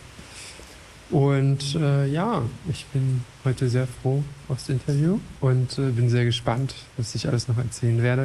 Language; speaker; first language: German; non-native, fluent; French